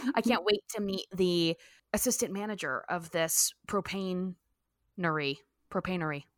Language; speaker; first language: English; native; English